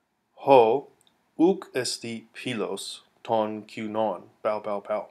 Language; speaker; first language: Greek; non-native, fluent; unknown